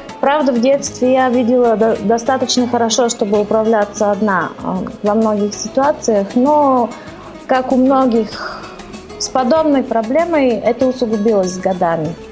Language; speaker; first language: Russian; early bilingual, heritage; Russian